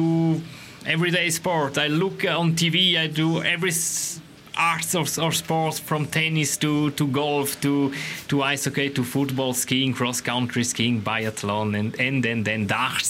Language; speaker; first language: English; non-native, learner; Romansh